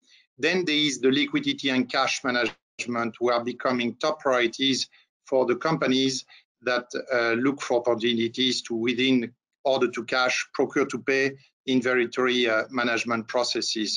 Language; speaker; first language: English; non-native, fluent; French